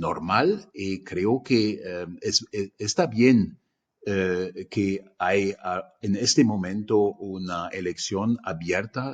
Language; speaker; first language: Spanish; non-native, fluent; German